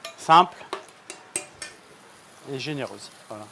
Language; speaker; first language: French; native; French